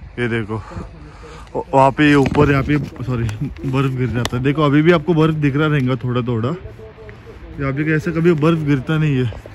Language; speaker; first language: Hindi; non-native, local second language; Marathi